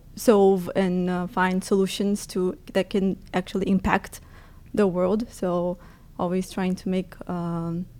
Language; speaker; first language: English; non-native, fluent; Portuguese